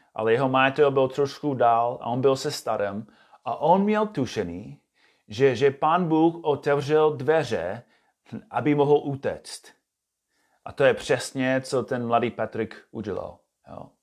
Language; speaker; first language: Czech; non-native, fluent; English